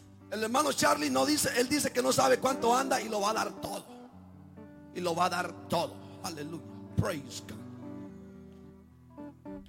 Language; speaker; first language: Spanish; native; Spanish